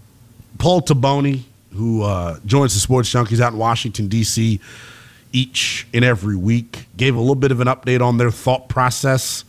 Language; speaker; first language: English; native; English